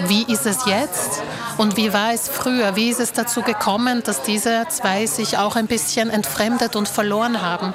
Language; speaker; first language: German; early bilingual, other home language; Slovak